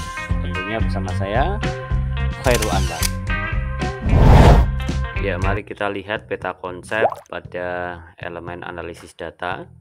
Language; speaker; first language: Indonesian; native; Indonesian